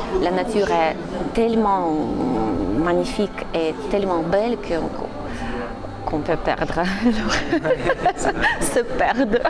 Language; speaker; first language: French; non-native, fluent; Russian